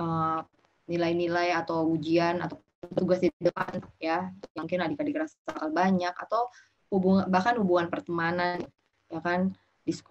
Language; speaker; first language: Indonesian; native; Indonesian